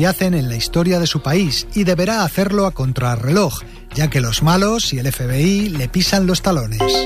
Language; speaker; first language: Spanish; native; Spanish